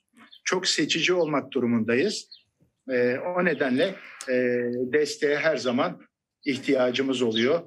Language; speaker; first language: Turkish; native; Turkish